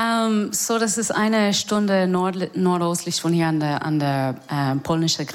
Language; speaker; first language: German; non-native, learner; English